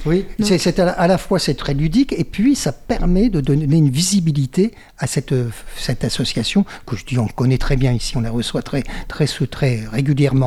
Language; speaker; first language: French; native; French